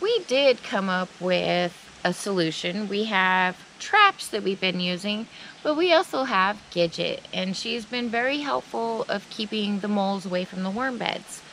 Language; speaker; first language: English; native; English